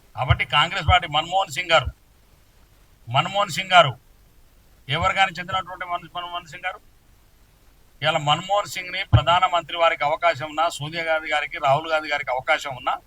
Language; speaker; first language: Telugu; non-native, local second language; Lambadi